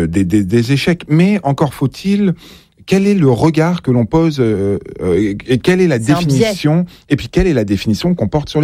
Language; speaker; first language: French; native; French